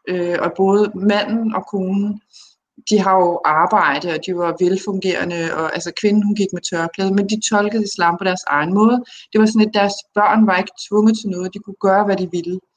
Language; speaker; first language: Danish; early bilingual, other home language; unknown